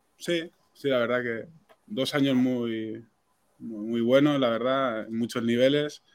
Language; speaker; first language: Spanish; non-native, local second language; Catalan